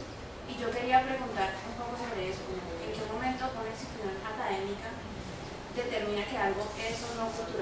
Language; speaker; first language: Spanish; non-native, learner; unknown